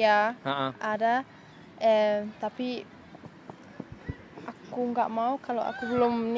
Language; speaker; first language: Indonesian; early bilingual, heritage; German